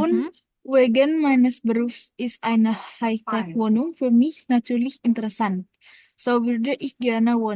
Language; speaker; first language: German; non-native, learner; Indonesian